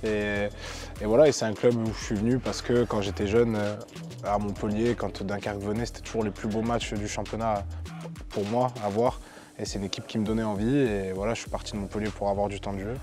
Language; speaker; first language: French; native; French